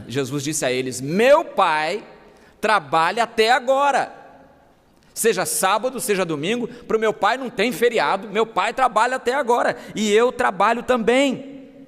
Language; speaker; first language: Portuguese; native; Portuguese